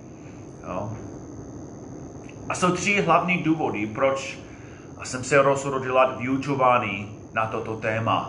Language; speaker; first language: Czech; non-native, fluent; English